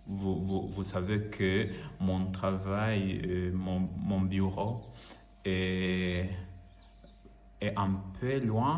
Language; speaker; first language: French; non-native, learner; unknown